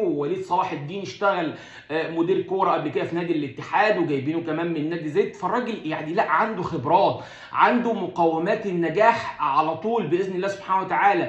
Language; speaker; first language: Arabic; native; Arabic